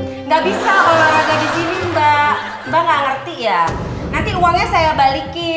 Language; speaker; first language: Indonesian; native; Indonesian